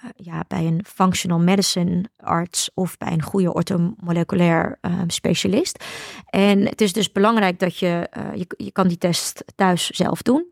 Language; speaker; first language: Dutch; early bilingual, other home language; Ukrainian